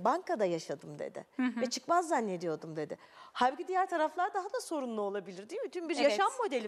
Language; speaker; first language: Turkish; native; Turkish